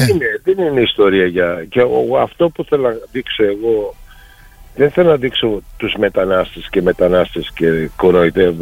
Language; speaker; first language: Greek; early bilingual, heritage; Greek